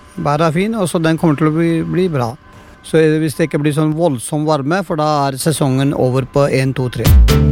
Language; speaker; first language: Norwegian; non-native, fluent; Punjabi